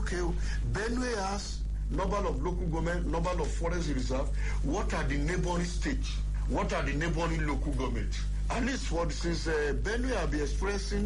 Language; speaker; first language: English; non-native, local second language; Yoruba